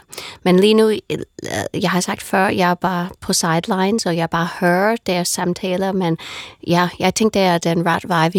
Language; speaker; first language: Danish; non-native, fluent; English